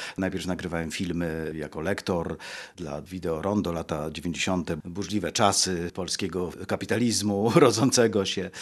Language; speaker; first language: Polish; native; Polish